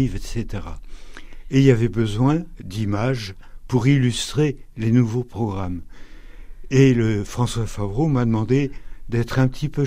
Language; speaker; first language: French; native; French